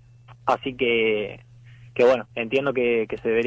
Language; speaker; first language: Spanish; native; Spanish